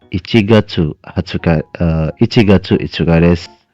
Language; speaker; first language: Japanese; non-native, fluent; Indonesian